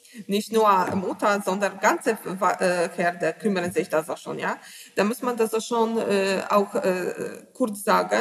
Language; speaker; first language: German; non-native, learner; Polish